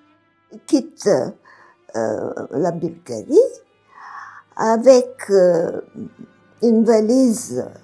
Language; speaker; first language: French; non-native, fluent; Bulgarian